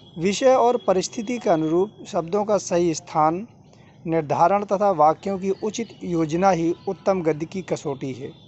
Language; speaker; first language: Hindi; native; Hindi